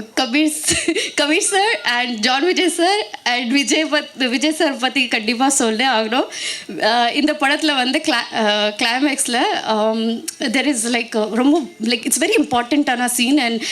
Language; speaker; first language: Tamil; non-native, learner; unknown